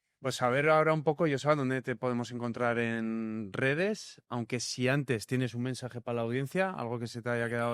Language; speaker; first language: Spanish; native; Spanish